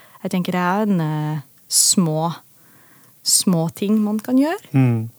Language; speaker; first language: Norwegian; non-native, fluent; Dutch